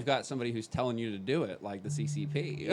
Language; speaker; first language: English; native; English